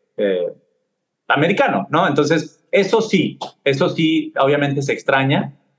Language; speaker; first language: Spanish; native; Spanish